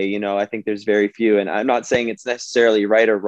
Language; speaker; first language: English; native; English